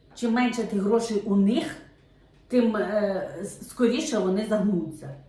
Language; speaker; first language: Ukrainian; non-native, local second language; Russian